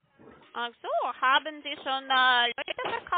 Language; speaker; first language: German; non-native, learner; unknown